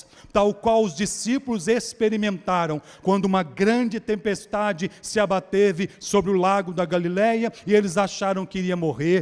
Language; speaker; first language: Portuguese; native; Portuguese